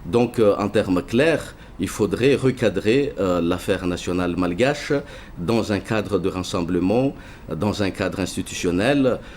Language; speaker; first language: French; non-native, local second language; Malagasy